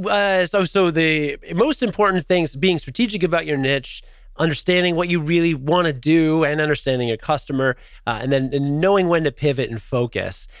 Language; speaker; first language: English; native; English